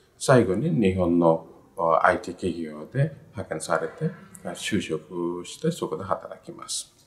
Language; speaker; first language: Japanese; non-native, fluent; Bangla